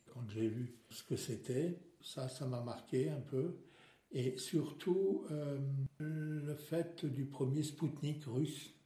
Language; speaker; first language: French; non-native, local second language; Swiss German